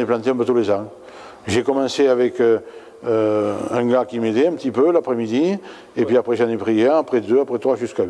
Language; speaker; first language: French; native; French